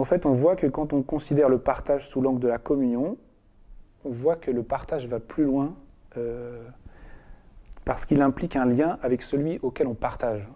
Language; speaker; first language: French; native; French